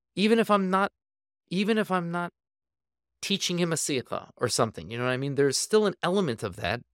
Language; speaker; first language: English; native; English